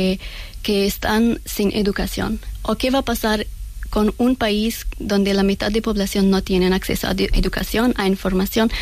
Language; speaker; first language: Spanish; non-native, learner; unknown